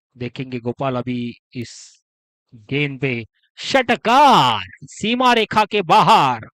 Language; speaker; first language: Hindi; non-native, local second language; Marathi